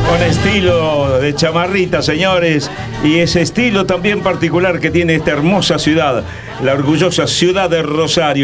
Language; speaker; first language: Spanish; native; Spanish